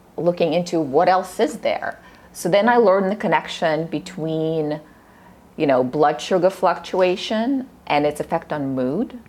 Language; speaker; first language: English; early bilingual, other home language; Russian